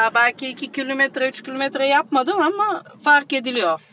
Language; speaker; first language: Turkish; early bilingual, heritage; Turkish